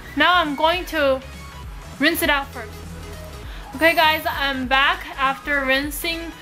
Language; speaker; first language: English; non-native, fluent; Chinese